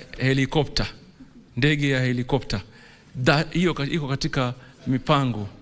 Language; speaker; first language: Swahili; native; Swahili